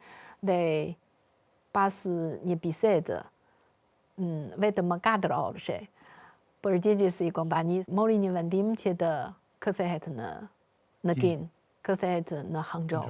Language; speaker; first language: Albanian; non-native, fluent; Chinese